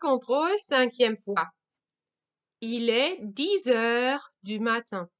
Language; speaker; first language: French; non-native, fluent; German